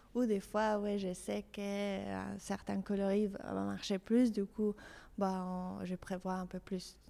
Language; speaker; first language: French; non-native, fluent; Spanish